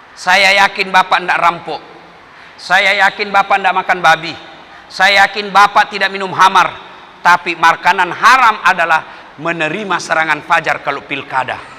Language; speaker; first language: Indonesian; non-native, local second language; Buginese